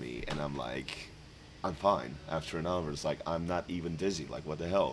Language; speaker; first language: English; non-native, fluent; Croatian